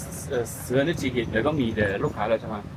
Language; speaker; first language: Thai; non-native, learner; Chinese